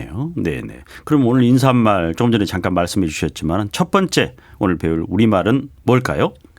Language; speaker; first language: Korean; native; Korean